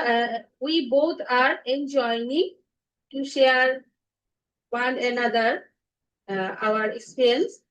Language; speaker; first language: English; non-native, learner; Bangla